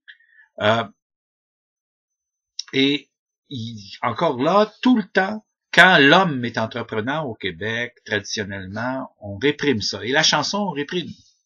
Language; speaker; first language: French; native; French